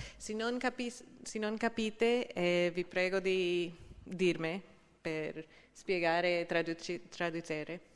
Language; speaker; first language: Italian; non-native, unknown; English